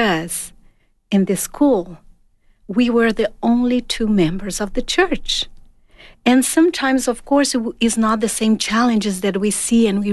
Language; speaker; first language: English; non-native, fluent; Portuguese